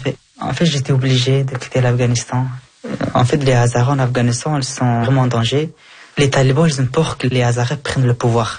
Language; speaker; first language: French; early bilingual, other home language; Persian